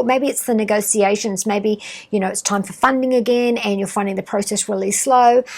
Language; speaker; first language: English; native; English